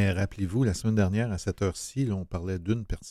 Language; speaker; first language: French; native; French